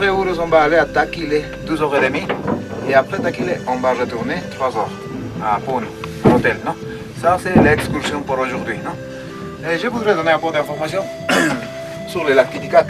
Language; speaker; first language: French; non-native, learner; Spanish